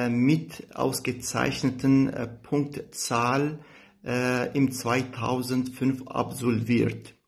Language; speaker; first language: German; non-native, fluent; Arabic